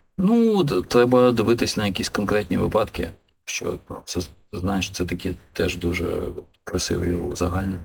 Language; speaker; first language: Ukrainian; non-native, local second language; Russian